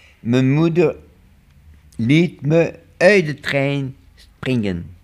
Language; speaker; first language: Dutch; non-native, local second language; French